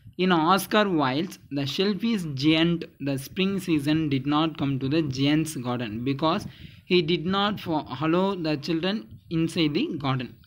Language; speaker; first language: English; non-native, local second language; Tamil